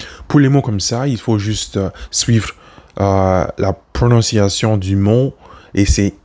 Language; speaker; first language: French; non-native, learner; English